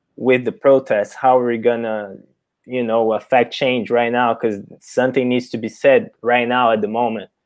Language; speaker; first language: English; non-native, fluent; Portuguese